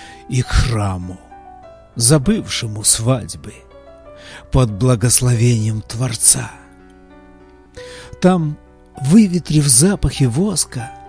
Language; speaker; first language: Russian; native; Russian